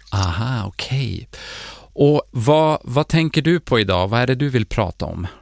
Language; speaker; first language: Swedish; native; Swedish